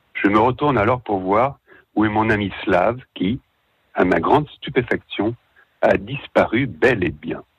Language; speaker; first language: French; native; French